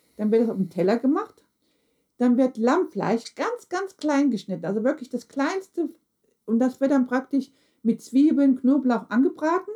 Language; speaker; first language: German; early bilingual, other home language; Turkish